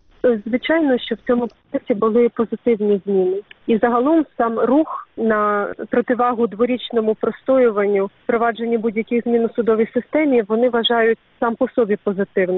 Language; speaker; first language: Ukrainian; native; Ukrainian